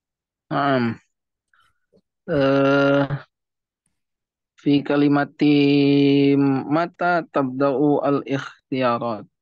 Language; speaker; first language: Arabic; non-native, learner; Indonesian